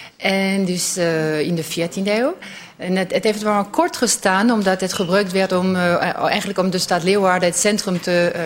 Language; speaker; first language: Dutch; non-native, fluent; French